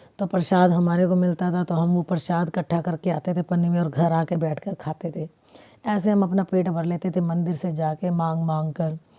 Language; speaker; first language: Hindi; non-native, local second language; Punjabi